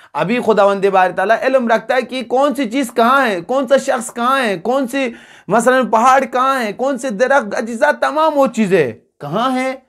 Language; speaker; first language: Urdu; non-native, local second language; Balti